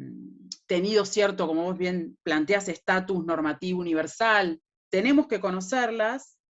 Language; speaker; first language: Spanish; native; Spanish